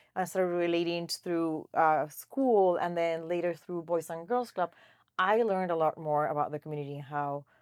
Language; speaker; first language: English; non-native, fluent; Spanish